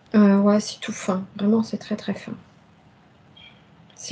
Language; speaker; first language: French; native; French